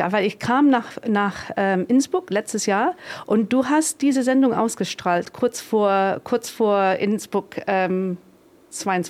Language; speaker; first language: German; non-native, fluent; English